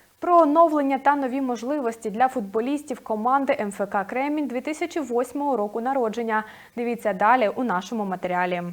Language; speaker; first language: Ukrainian; native; Ukrainian